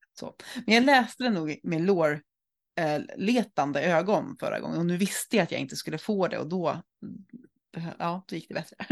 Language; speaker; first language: Swedish; native; Swedish